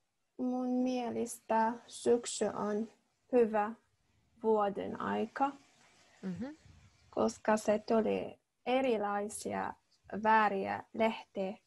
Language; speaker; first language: Finnish; non-native, learner; Arabic